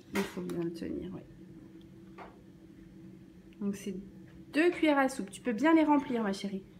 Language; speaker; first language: French; native; French